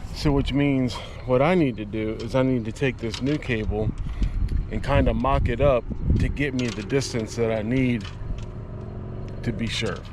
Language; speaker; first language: English; native; English